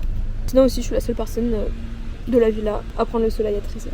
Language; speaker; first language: French; native; French